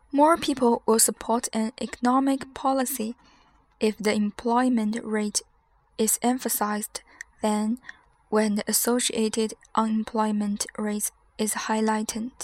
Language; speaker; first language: English; non-native, fluent; Chinese